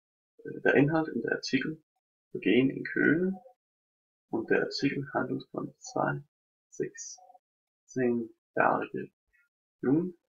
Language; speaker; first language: German; non-native, learner; Danish